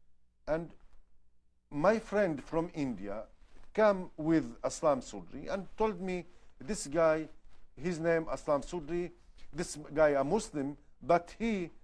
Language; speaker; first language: English; non-native, learner; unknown